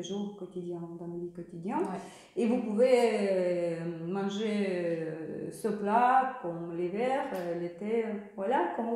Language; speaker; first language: French; non-native, learner; Russian